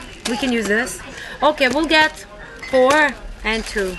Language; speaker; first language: English; non-native, fluent; Korean